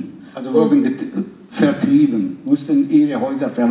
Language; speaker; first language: German; non-native, fluent; Kurdish